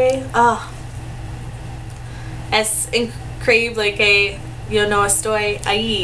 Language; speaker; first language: Spanish; early bilingual, heritage; English